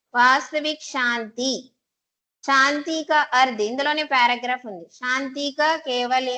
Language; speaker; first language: Hindi; non-native, local second language; Telugu